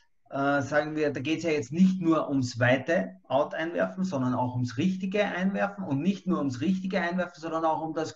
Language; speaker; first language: German; native; German